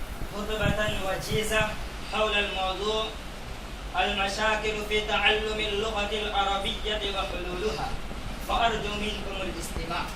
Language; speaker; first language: Arabic; non-native, learner; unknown